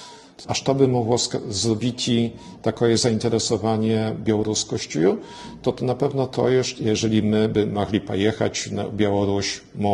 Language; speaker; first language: Polish; non-native, local second language; Belarusian